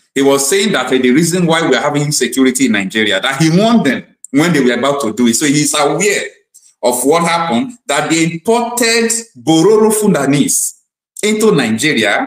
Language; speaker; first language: English; non-native, local second language; Igbo